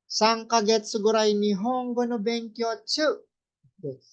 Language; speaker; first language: Japanese; non-native, fluent; Filipino